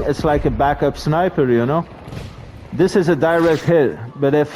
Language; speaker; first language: English; non-native, fluent; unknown